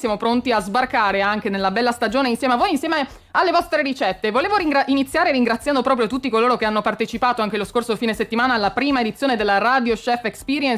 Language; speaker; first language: Italian; native; Italian